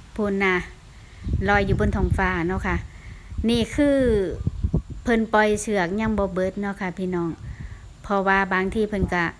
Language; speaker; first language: Thai; native; Thai